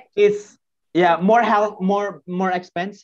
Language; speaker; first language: English; non-native, local second language; Indonesian